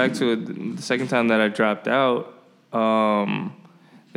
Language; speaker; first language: English; native; English